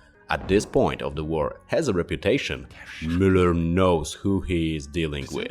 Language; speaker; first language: English; non-native, fluent; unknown